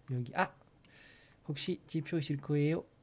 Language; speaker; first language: Korean; non-native, learner; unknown